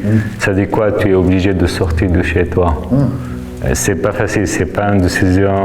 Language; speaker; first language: French; non-native, fluent; Arabic